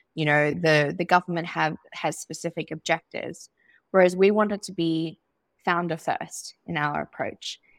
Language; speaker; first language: English; native; English